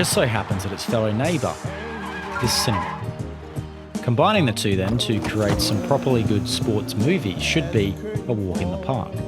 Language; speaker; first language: English; native; English